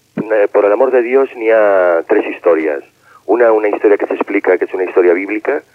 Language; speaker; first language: Catalan; non-native, local second language; Spanish